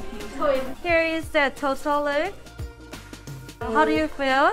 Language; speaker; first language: English; non-native, local second language; Filipino